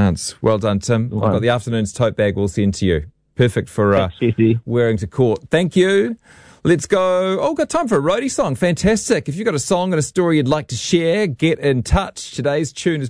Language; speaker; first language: English; native; English